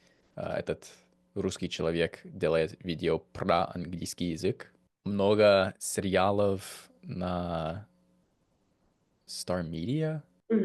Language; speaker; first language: Russian; non-native, fluent; English